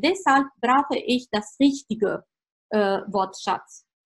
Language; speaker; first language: German; non-native, fluent; Italian